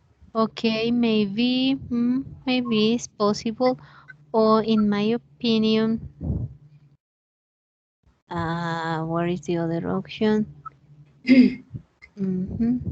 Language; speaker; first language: English; non-native, learner; Spanish